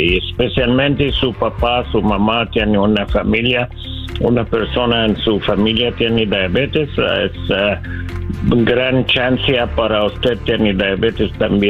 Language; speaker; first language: Spanish; non-native, learner; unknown